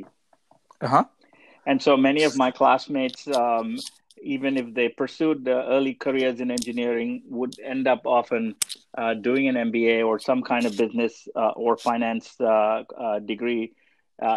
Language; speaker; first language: English; non-native, local second language; Tamil